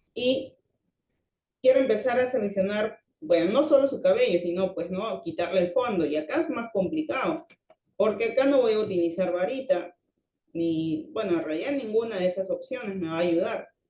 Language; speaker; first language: Spanish; native; Spanish